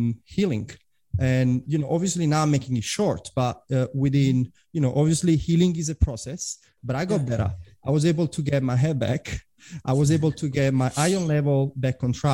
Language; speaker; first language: English; non-native, fluent; Italian